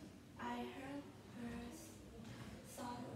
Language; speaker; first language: English; non-native, learner; Vietnamese